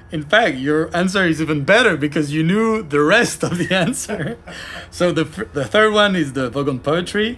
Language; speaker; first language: English; non-native, fluent; French